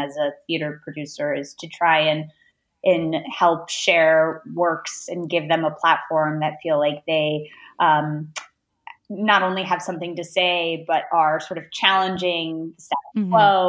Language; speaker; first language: English; native; English